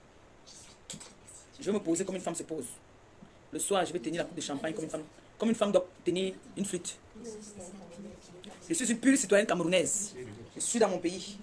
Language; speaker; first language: French; native; French